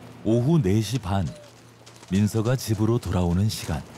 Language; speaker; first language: Korean; native; Korean